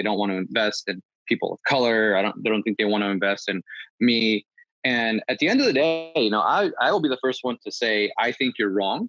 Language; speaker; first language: English; native; English